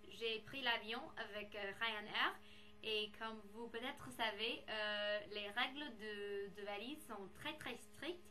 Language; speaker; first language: French; non-native, fluent; English